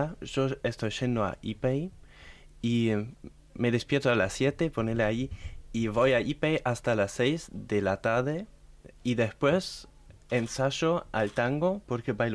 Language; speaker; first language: Spanish; non-native, fluent; German